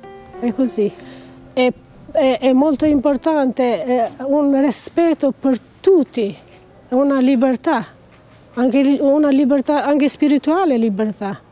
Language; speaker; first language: Italian; non-native, fluent; Albanian